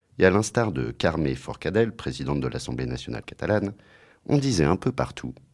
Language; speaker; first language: French; native; French